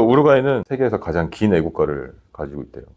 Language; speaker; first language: Korean; native; Korean